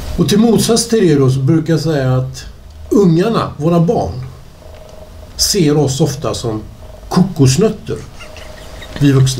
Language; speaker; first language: Swedish; native; Swedish